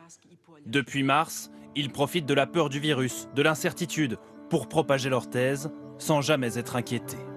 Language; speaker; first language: French; native; French